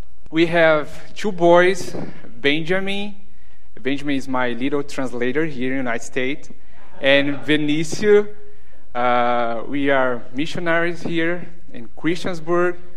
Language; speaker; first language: English; non-native, learner; Portuguese